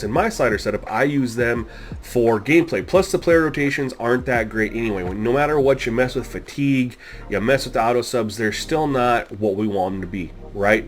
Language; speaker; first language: English; native; English